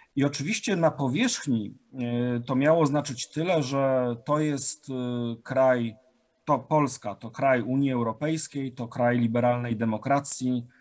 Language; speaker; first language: Polish; native; Polish